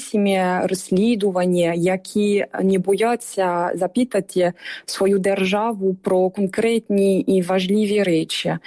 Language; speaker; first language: Ukrainian; non-native, fluent; French